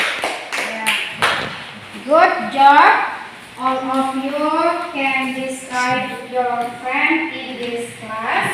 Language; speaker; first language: English; non-native, learner; Indonesian